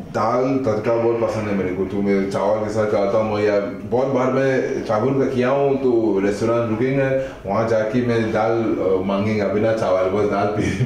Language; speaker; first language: Hindi; non-native, fluent; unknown